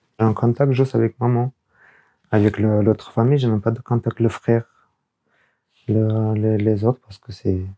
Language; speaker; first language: French; non-native, learner; Urdu